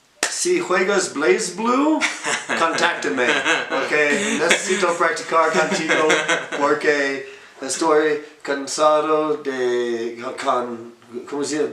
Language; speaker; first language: Spanish; non-native, learner; English